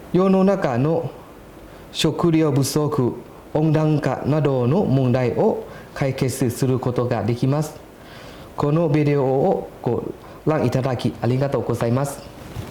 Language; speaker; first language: Japanese; non-native, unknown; Thai